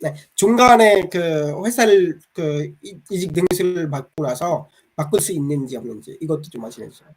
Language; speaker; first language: Korean; non-native, fluent; Bangla